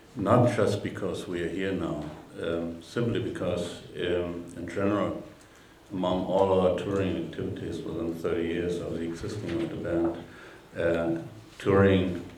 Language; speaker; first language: English; non-native, fluent; German